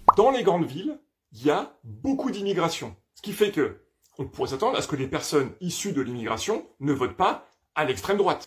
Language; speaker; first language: French; native; French